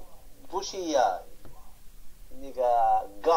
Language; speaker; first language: Chinese; non-native, learner; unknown